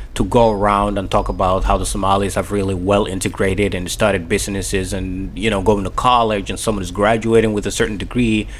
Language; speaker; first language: English; non-native, fluent; Somali